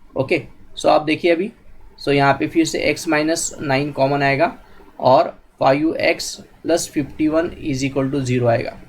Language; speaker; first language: Hindi; non-native, local second language; Marathi